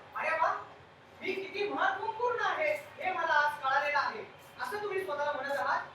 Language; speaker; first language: Marathi; non-native, local second language; Telugu